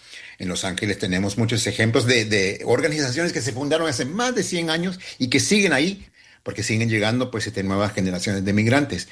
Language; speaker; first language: Spanish; early bilingual, heritage; Spanish